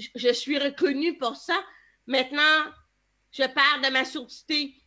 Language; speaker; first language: French; native; French